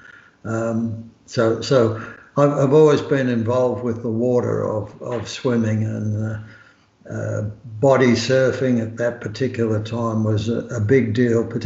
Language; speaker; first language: English; native; English